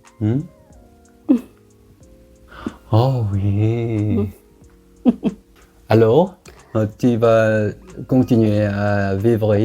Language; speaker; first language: French; non-native, learner; Korean